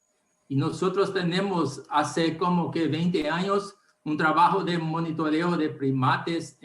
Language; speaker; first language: Spanish; non-native, learner; Portuguese